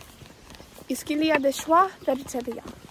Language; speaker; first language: French; non-native, learner; English